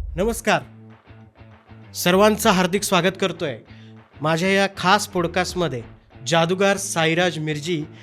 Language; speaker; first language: Marathi; native; Marathi